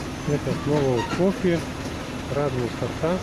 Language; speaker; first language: Russian; native; Russian